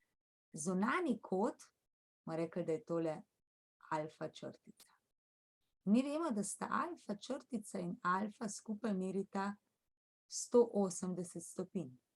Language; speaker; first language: Slovenian; native; Slovenian